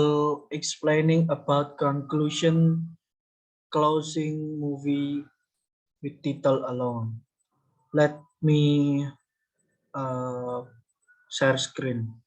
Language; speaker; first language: English; non-native, learner; Indonesian